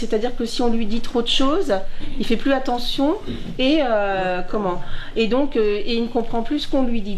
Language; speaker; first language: French; native; French